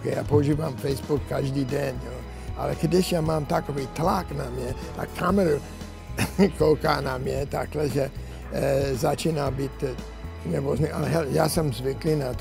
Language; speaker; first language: Czech; non-native, learner; English